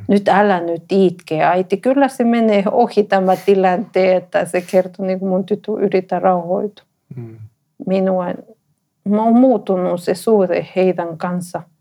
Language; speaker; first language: Finnish; non-native, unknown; Spanish